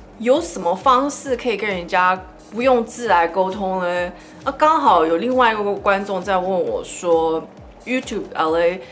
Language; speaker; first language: Chinese; early bilingual, heritage; Chinese